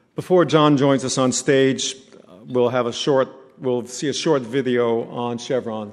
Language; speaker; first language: English; native; English